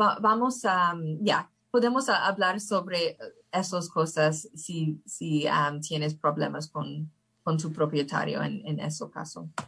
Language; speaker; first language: Spanish; early bilingual, heritage; English